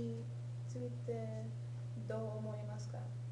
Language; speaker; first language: Japanese; non-native, learner; English